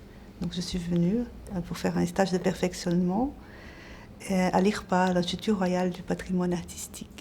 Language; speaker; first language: French; non-native, fluent; Portuguese